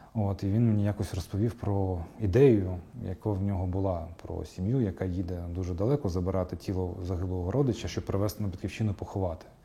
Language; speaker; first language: Ukrainian; non-native, local second language; Crimean Tatar